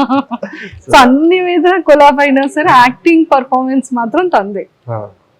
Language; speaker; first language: Telugu; native; Telugu